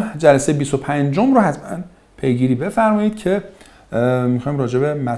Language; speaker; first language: Persian; native; Persian